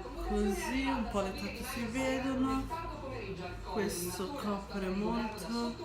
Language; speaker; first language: Italian; early bilingual, other home language; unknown